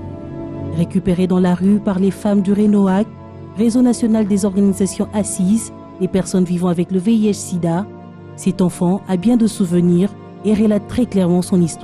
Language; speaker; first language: French; native; French